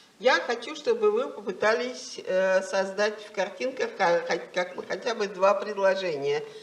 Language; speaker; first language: Russian; native; Russian